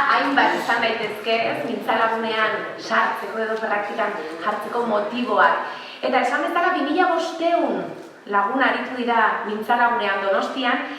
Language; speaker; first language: Basque; native; Basque